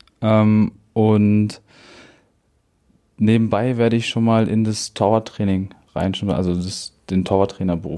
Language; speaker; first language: German; native; German